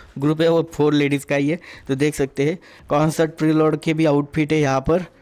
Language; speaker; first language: Hindi; non-native, local second language; Marathi